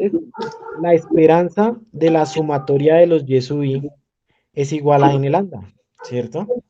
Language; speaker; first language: Spanish; native; Spanish